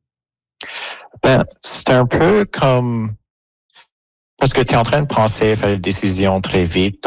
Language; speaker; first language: French; native; French